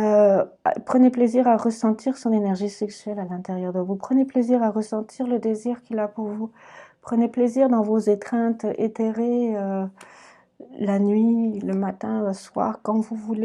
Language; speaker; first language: French; native; French